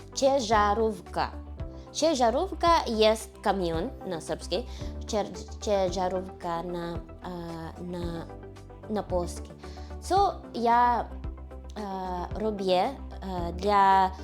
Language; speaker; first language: Polish; non-native, learner; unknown